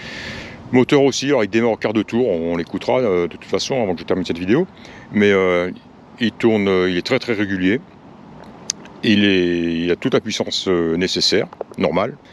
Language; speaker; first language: French; native; French